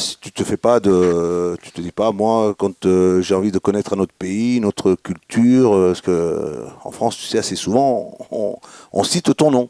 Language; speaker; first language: French; native; French